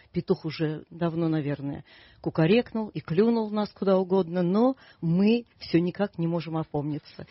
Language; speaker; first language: Russian; native; Russian